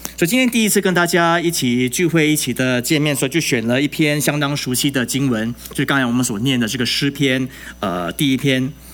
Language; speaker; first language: Chinese; native; Chinese